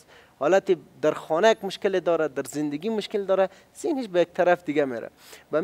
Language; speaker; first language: Persian; native; Persian